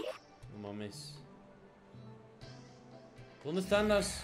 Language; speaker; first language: Spanish; native; Spanish